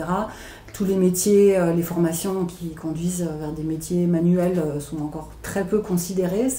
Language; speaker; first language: French; native; French